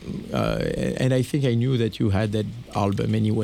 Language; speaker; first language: English; non-native, fluent; French